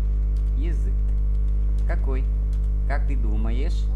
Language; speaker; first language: Russian; non-native, fluent; Vietnamese